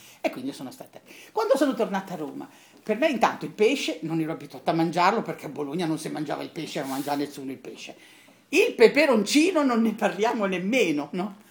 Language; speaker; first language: Italian; native; Italian